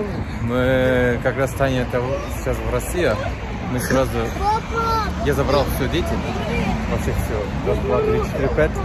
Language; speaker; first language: Russian; non-native, learner; Turkish